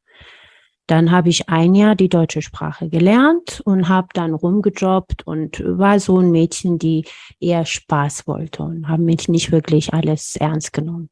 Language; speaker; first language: German; non-native, fluent; Amharic